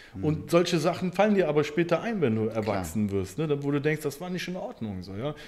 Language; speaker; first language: German; native; German